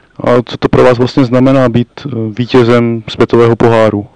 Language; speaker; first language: Czech; native; Czech